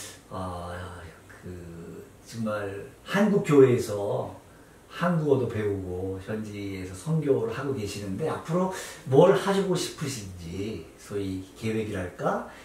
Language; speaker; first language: Korean; native; Korean